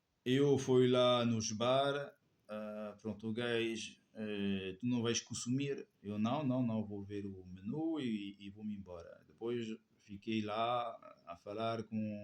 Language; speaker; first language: Portuguese; non-native, fluent; French